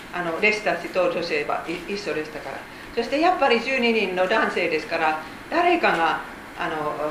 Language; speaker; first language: Japanese; non-native, fluent; Finnish